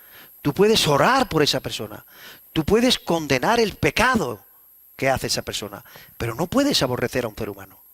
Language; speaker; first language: Spanish; native; Spanish